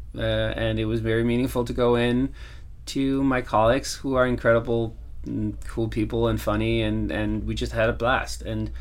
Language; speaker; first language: English; non-native, fluent; Danish